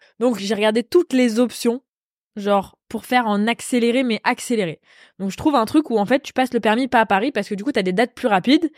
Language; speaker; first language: French; early bilingual, other home language; English